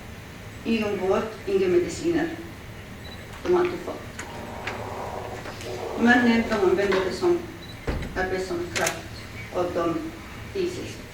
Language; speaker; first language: Swedish; early bilingual, other home language; Assyrian Neo-Aramaic